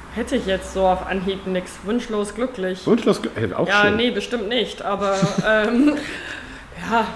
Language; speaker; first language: German; non-native, fluent; Afrikaans